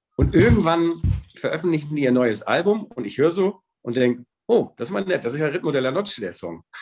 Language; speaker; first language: German; native; German